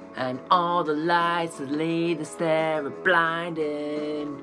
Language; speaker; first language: English; native; English